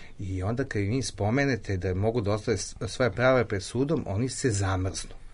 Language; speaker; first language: Serbian; native; Serbian